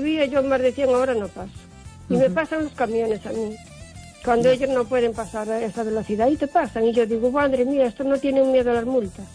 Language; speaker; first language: Spanish; native; Spanish